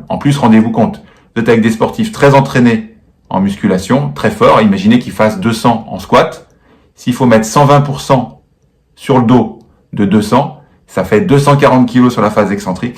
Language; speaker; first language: French; native; French